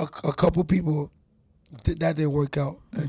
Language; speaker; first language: English; non-native, local second language; Yoruba